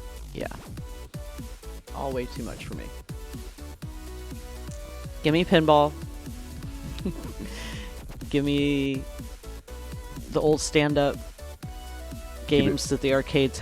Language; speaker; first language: English; native; English